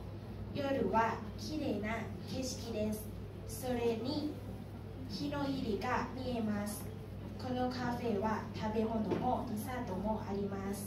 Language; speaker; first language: Japanese; non-native, learner; Thai